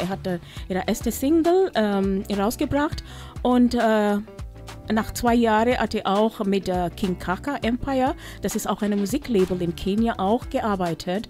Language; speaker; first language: German; non-native, local second language; Swahili